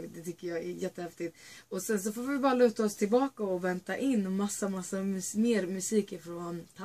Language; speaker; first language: Swedish; native; Swedish